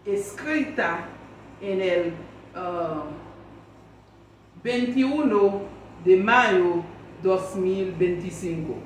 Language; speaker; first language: Spanish; non-native, learner; Haitian Creole